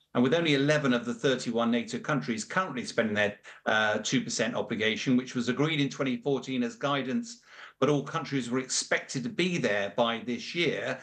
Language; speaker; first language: English; native; English